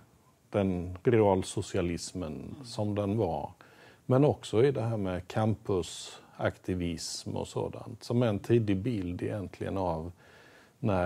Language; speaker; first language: Swedish; native; Swedish